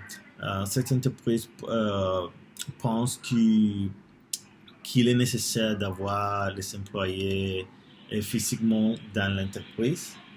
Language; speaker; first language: French; non-native, learner; Spanish